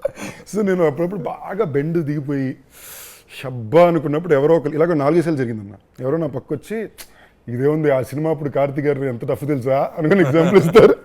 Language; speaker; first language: Telugu; native; Telugu